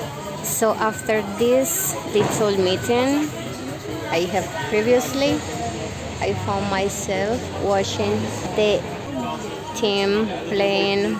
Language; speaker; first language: English; non-native, learner; Spanish